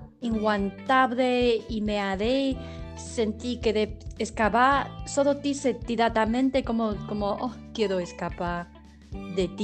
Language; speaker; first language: Spanish; non-native, learner; Chinese